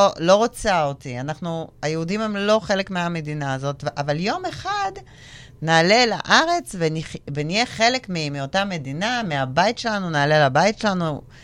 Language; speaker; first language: Hebrew; early bilingual, other home language; Russian